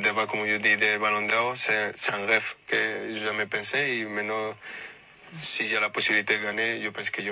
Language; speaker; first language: French; non-native, fluent; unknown